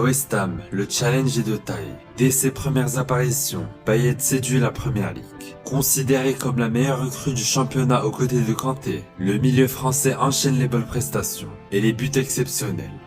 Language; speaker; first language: French; native; French